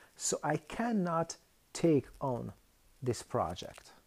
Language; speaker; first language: English; non-native, fluent; Hungarian